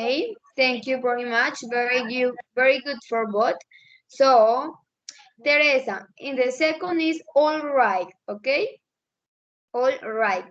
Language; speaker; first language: English; non-native, learner; Spanish